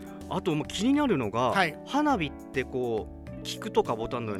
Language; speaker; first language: Japanese; native; Japanese